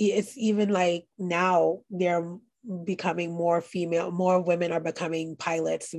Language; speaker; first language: English; native; English